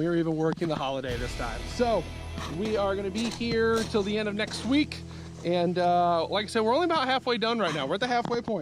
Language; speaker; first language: English; native; English